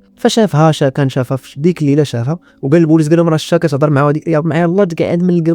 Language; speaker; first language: Arabic; native; Arabic